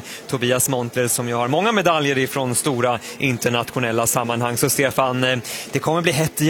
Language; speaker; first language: Swedish; native; Swedish